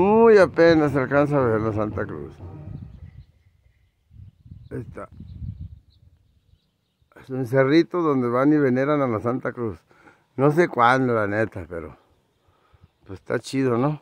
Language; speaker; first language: Spanish; native; Spanish